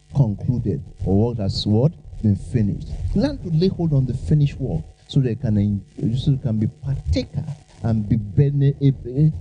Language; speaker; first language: English; non-native, local second language; Yoruba